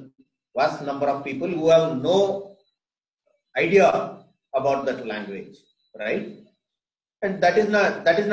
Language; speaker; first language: English; non-native, local second language; Tamil